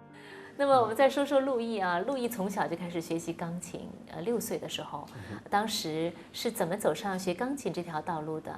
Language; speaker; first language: Chinese; native; Chinese